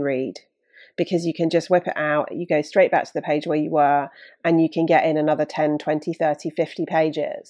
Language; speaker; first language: English; native; English